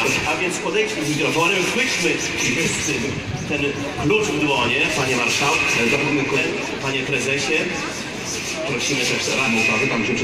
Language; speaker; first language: Polish; native; Polish